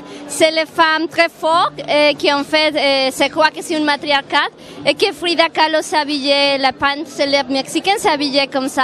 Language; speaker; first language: French; non-native, fluent; Spanish